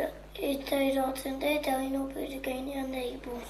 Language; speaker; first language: Basque; non-native, local second language; French